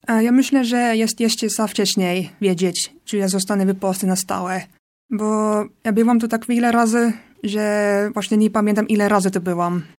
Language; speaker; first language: Polish; non-native, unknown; Finnish